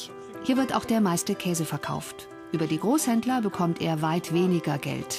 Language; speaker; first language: German; native; German